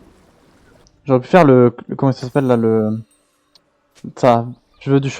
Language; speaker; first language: French; native; French